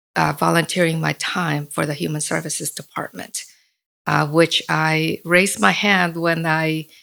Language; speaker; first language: English; early bilingual, other home language; Spanish